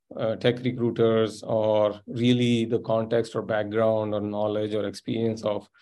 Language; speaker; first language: English; non-native, local second language; Sindhi